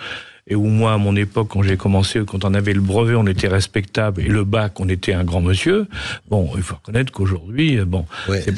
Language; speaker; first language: French; native; French